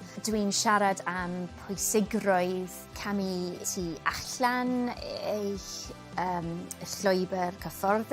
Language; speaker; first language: Welsh; non-native, local second language; English